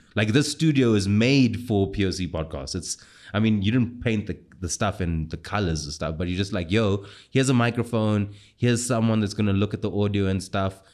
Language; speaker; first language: English; native; English